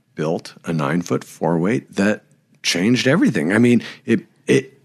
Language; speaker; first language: English; native; English